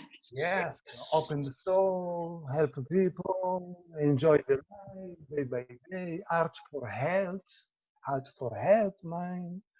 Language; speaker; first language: English; non-native, learner; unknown